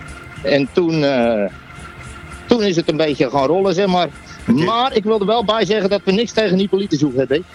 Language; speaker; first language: Dutch; native; Dutch